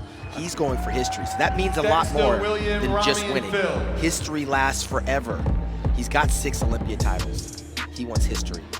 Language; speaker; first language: English; native; English